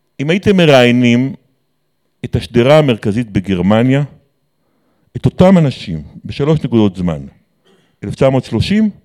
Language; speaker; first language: Hebrew; native; Hebrew